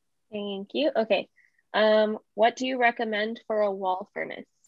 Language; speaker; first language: English; early bilingual, other home language; Spanish